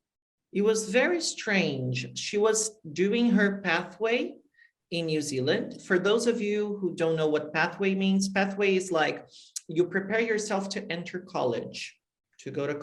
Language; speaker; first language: English; non-native, fluent; Portuguese